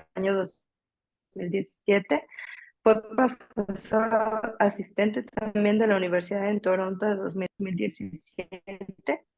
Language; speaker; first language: Spanish; native; Spanish